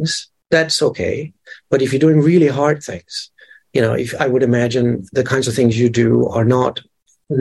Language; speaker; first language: English; non-native, fluent; Danish